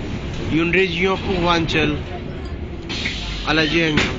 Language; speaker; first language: French; non-native, learner; Hindi